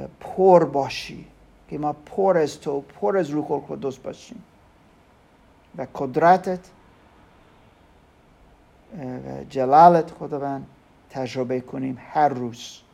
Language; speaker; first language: Persian; non-native, learner; German